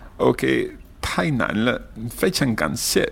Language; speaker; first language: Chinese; non-native, learner; English